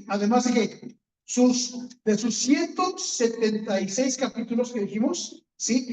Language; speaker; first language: Spanish; native; Spanish